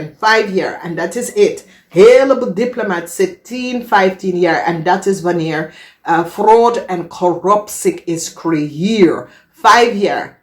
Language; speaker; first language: Dutch; non-native, fluent; English